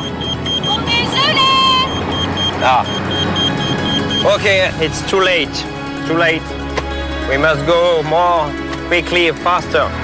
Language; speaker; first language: English; non-native, learner; French